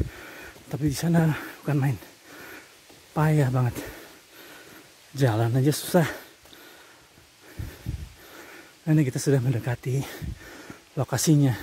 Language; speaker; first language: Indonesian; native; Indonesian